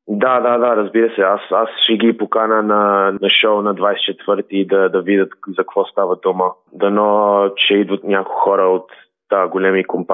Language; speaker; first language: Bulgarian; early bilingual, heritage; Bulgarian